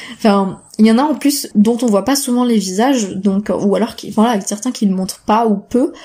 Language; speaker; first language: French; native; French